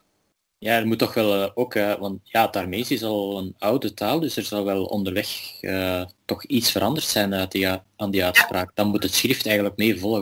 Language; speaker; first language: Dutch; native; Dutch